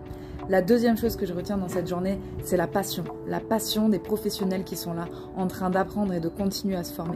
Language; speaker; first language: French; native; French